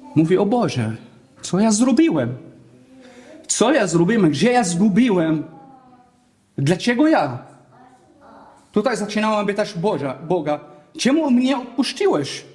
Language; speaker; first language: Polish; non-native, learner; Arabic